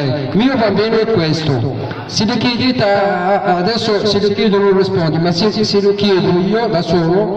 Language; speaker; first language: Italian; non-native, fluent; Arabic